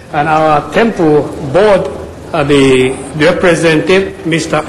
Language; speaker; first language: English; non-native, fluent; Japanese